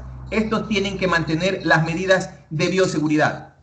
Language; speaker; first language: Spanish; native; Spanish